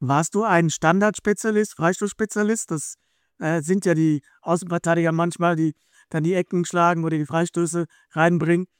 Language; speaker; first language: German; native; German